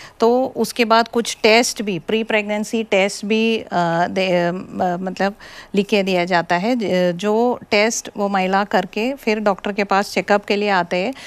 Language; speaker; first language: Hindi; non-native, local second language; Malayalam